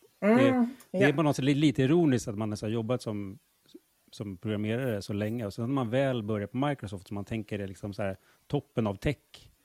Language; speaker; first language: Swedish; native; Swedish